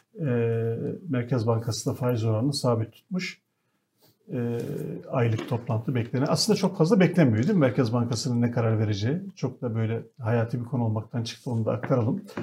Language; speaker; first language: Turkish; native; Turkish